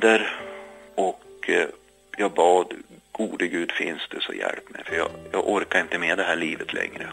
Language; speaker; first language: Swedish; native; Swedish